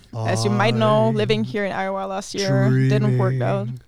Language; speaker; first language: English; non-native, fluent; German